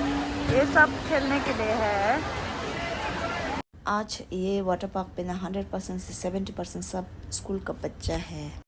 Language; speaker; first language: Hindi; non-native, fluent; Tibetan